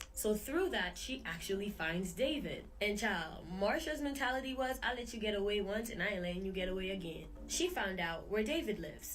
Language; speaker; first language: English; native; English